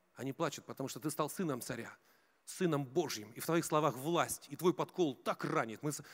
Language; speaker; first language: Russian; native; Russian